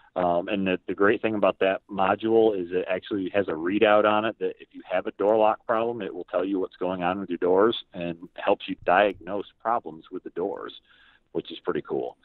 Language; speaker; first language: English; native; English